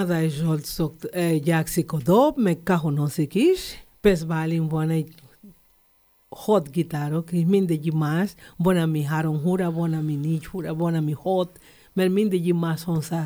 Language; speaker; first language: Hungarian; non-native, learner; Spanish